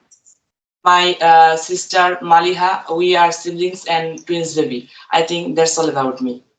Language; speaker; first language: English; non-native, learner; Bangla